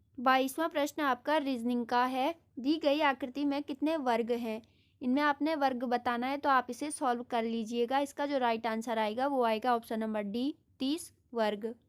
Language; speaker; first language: Hindi; native; Hindi